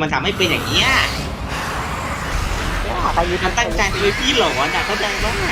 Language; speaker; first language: Thai; native; Thai